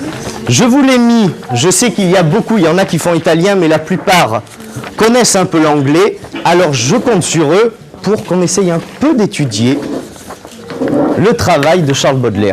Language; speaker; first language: French; native; French